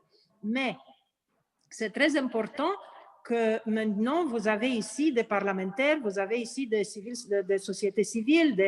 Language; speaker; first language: French; non-native, learner; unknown